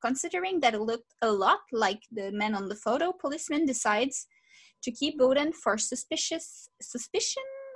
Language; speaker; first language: English; non-native, fluent; French